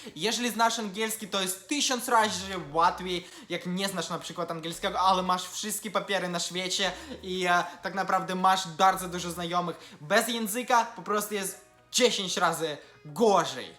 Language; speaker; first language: Polish; non-native, fluent; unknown